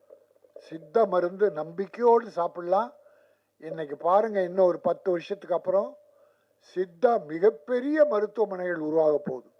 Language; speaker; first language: Tamil; native; Tamil